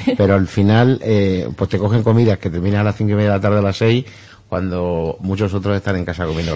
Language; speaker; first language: Spanish; native; Spanish